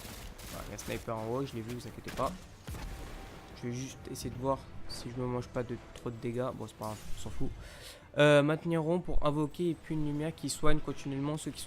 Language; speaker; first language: French; native; French